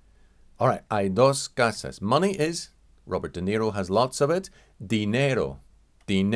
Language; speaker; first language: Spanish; non-native, fluent; English